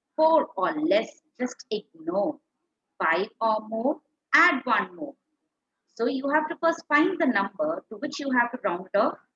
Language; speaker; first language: English; non-native, local second language; Tamil